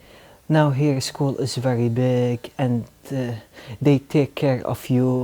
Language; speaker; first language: English; non-native, learner; Arabic